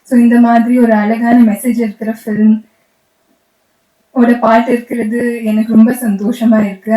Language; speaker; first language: Tamil; non-native, learner; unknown